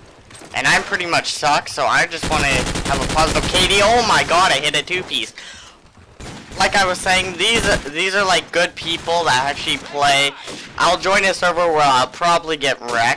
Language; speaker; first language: English; native; English